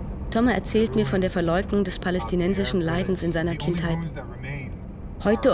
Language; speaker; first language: German; native; German